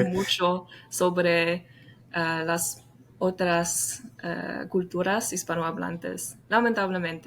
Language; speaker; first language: Spanish; non-native, fluent; English